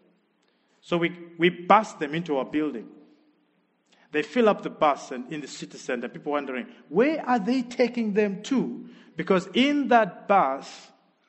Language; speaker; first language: English; non-native, local second language; Shona